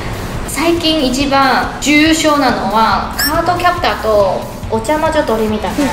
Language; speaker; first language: Japanese; non-native, fluent; Chinese